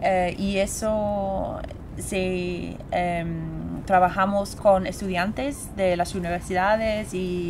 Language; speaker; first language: Spanish; non-native, fluent; English